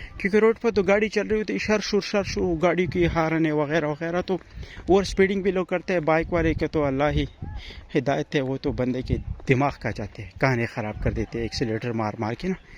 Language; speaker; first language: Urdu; non-native, local second language; Pashto